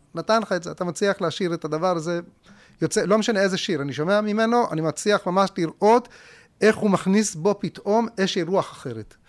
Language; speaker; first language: Hebrew; early bilingual, other home language; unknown